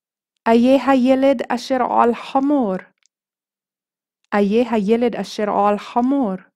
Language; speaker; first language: Hebrew; non-native, fluent; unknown